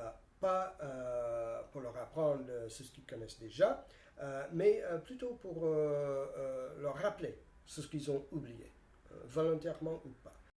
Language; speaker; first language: French; non-native, fluent; English